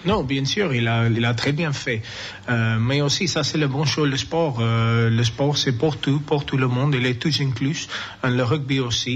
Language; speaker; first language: French; non-native, learner; English